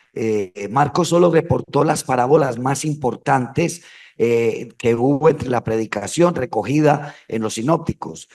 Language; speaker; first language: Spanish; native; Spanish